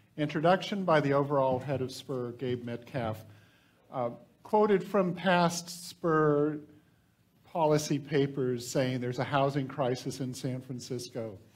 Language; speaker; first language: English; native; English